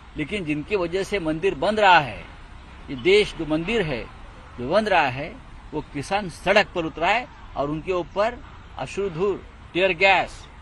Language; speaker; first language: Hindi; native; Hindi